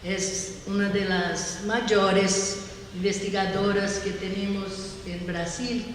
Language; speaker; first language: Spanish; non-native, learner; Portuguese